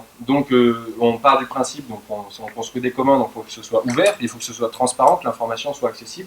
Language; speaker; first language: French; native; French